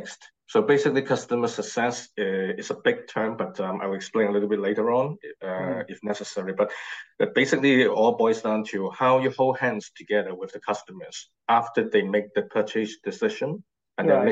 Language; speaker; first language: English; non-native, local second language; Cantonese